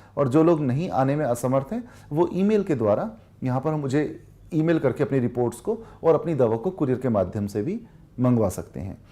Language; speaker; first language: Hindi; native; Hindi